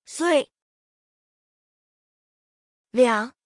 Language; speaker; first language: Chinese; non-native, learner; Korean